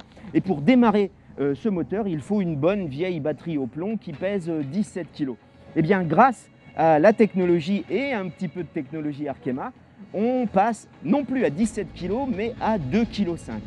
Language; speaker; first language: French; native; French